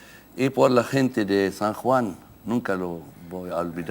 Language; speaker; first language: Spanish; non-native, fluent; Arabic